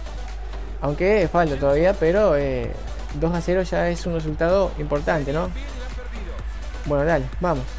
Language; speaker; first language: Spanish; native; Spanish